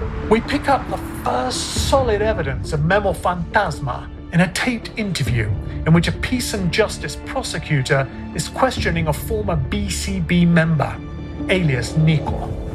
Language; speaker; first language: English; native; English